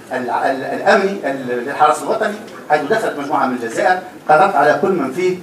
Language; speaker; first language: Arabic; native; Arabic